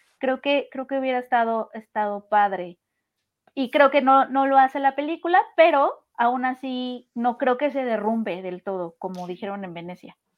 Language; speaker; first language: Spanish; native; Spanish